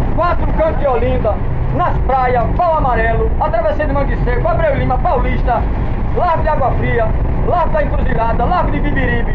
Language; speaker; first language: Portuguese; native; Portuguese